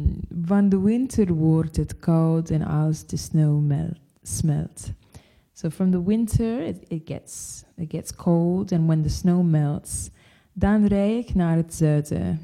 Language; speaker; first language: Dutch; non-native, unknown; English